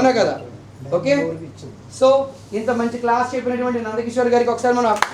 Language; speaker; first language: Telugu; native; Telugu